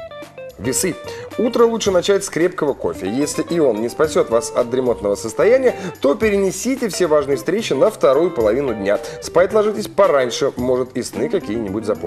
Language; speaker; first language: Russian; native; Russian